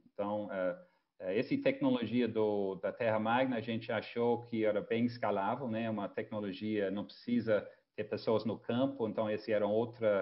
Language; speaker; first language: Portuguese; non-native, fluent; English